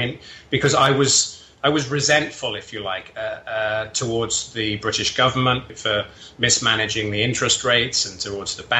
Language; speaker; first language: English; native; English